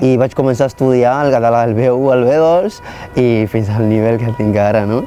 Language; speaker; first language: Catalan; non-native, fluent; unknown